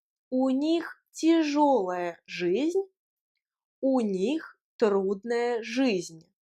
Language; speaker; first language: Russian; non-native, fluent; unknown